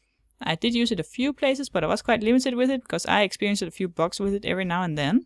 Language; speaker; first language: English; non-native, fluent; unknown